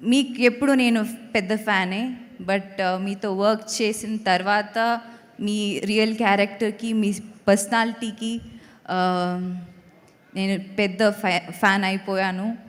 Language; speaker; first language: Telugu; non-native, learner; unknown